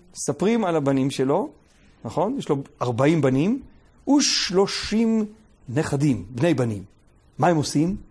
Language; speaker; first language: Hebrew; native; Hebrew